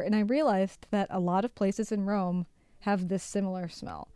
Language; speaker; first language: English; native; English